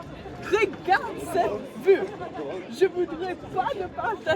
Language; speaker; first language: French; non-native, learner; English